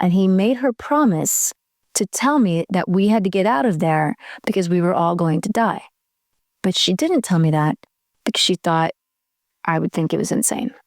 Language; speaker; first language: English; native; English